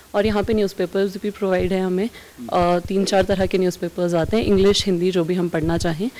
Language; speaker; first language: Hindi; native; Hindi